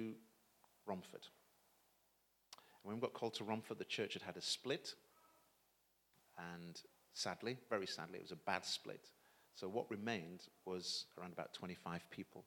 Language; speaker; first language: English; native; English